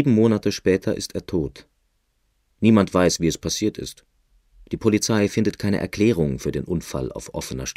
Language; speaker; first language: German; native; German